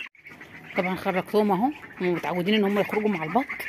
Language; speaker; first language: Arabic; native; Arabic